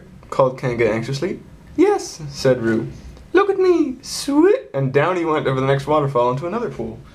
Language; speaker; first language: English; native; English